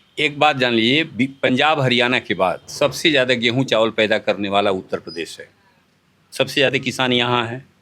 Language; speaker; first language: Hindi; native; Hindi